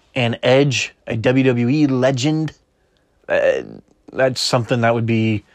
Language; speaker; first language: English; native; English